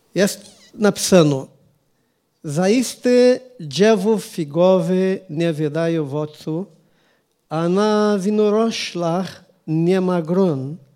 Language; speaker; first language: Polish; non-native, learner; Portuguese